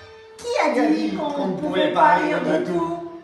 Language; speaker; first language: French; native; French